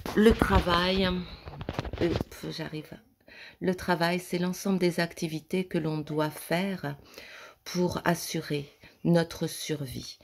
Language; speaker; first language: French; native; French